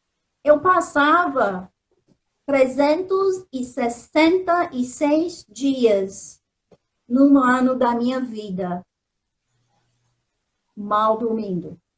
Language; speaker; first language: Portuguese; non-native, fluent; English